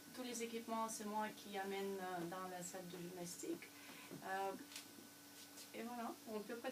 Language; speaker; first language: French; non-native, fluent; Russian